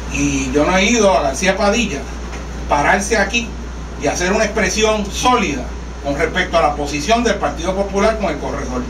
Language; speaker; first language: Spanish; native; Spanish